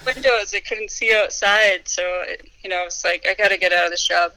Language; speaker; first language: English; native; English